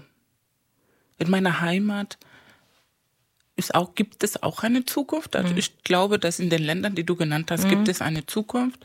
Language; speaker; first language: German; non-native, fluent; Spanish